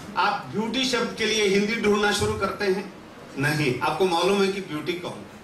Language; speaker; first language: Hindi; non-native, local second language; Kannada